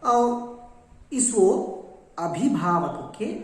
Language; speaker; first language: Hindi; non-native, local second language; Kannada